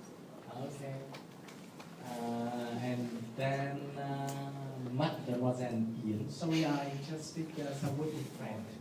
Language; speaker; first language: English; non-native, learner; Vietnamese